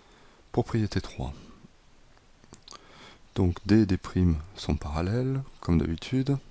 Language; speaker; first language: French; native; French